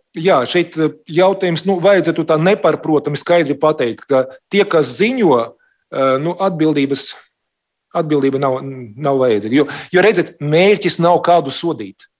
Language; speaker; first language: Latvian; non-native, local second language; Russian